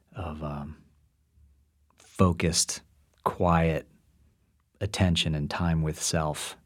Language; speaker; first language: English; native; English